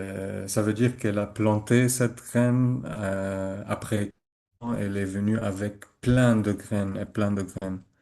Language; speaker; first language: French; non-native, learner; Arabic